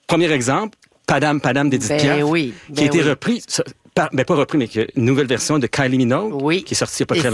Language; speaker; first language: French; native; French